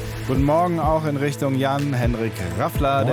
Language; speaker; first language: German; native; German